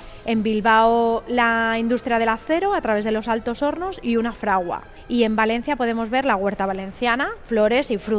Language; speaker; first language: Spanish; native; Spanish